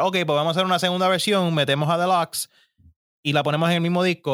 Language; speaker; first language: Spanish; early bilingual, heritage; Spanish